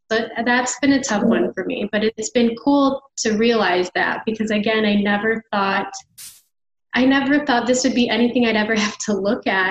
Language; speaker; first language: English; native; English